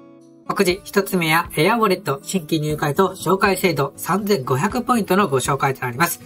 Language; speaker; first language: Japanese; native; Japanese